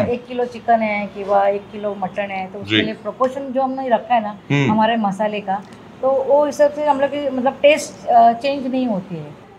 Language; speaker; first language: Hindi; non-native, local second language; Marathi